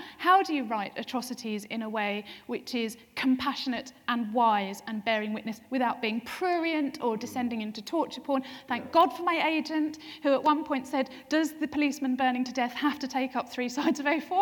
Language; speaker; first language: English; native; English